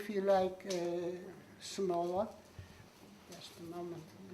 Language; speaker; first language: English; non-native, learner; Russian